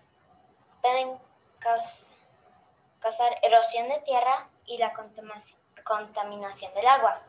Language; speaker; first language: Spanish; early bilingual, heritage; Spanish